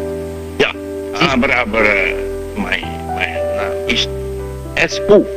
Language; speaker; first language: German; non-native, fluent; Indonesian